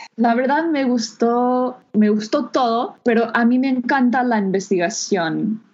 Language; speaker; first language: Spanish; non-native, fluent; English